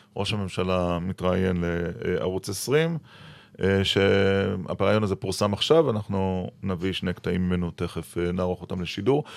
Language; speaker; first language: Hebrew; native; Hebrew